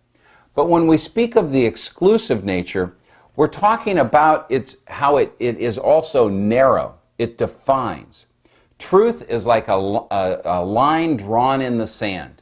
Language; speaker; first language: English; native; English